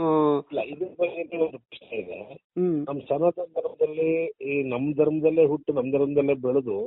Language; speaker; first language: Kannada; native; Kannada